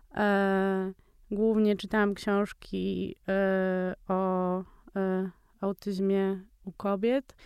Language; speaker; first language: Polish; native; Polish